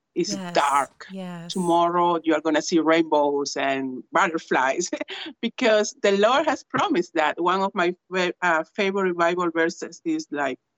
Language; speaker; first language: English; non-native, fluent; Spanish